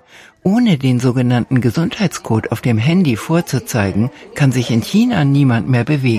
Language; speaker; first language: German; native; German